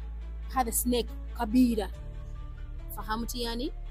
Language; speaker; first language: Arabic; non-native, learner; Ganda